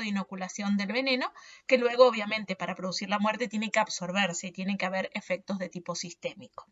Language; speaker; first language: Spanish; native; Spanish